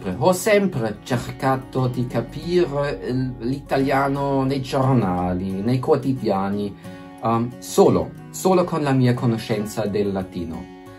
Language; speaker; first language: Italian; non-native, fluent; German